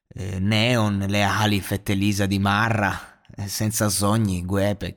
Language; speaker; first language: Italian; native; Italian